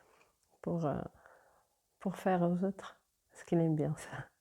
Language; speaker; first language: French; non-native, fluent; Portuguese